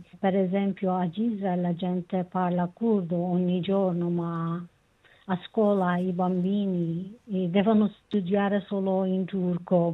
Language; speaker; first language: Italian; non-native, learner; Kurdish